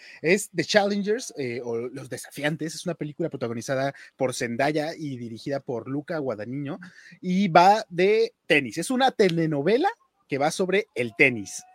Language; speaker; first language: Spanish; native; Spanish